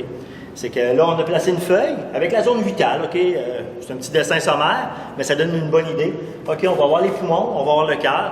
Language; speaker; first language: French; native; French